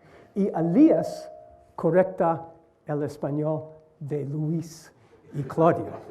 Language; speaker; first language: Spanish; non-native, learner; English